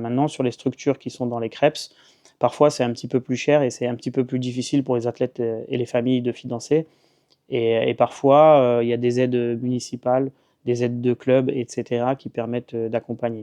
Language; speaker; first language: French; native; French